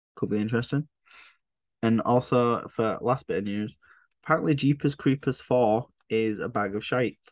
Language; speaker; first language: English; native; English